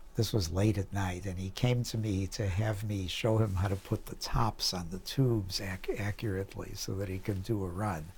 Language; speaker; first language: English; native; English